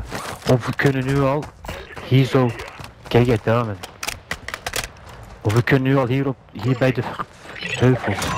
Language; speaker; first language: Dutch; early bilingual, other home language; Turkish